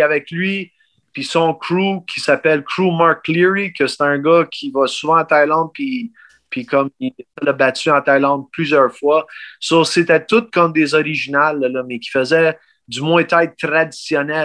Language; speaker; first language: French; early bilingual, heritage; French